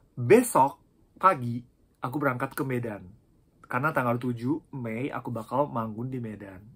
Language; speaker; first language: Indonesian; non-native, fluent; Japanese